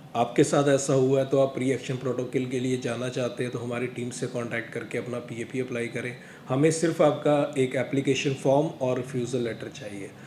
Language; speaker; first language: Hindi; non-native, local second language; Punjabi